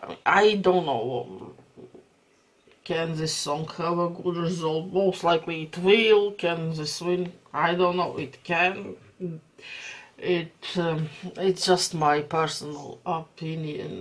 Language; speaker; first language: English; non-native, fluent; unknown